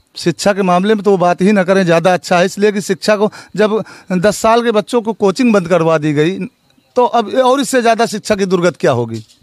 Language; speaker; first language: Hindi; native; Hindi